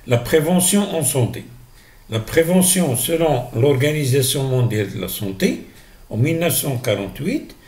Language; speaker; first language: French; non-native, local second language; Arabic